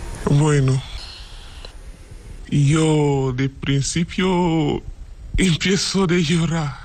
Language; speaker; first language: Spanish; non-native, learner; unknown